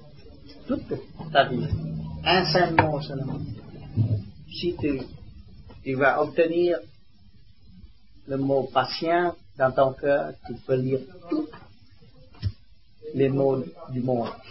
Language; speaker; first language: French; non-native, learner; Vietnamese